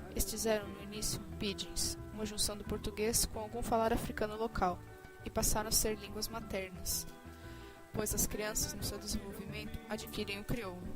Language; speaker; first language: Portuguese; native; Portuguese